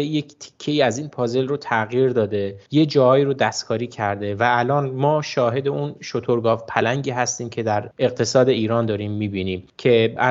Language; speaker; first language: Persian; native; Persian